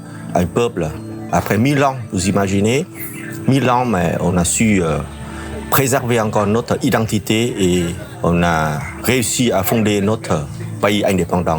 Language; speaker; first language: French; non-native, fluent; Vietnamese